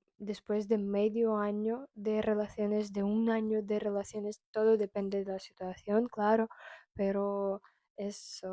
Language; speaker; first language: Spanish; non-native, fluent; Russian